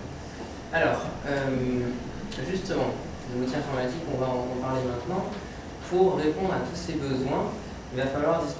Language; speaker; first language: French; native; French